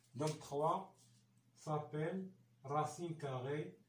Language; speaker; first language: French; non-native, local second language; Arabic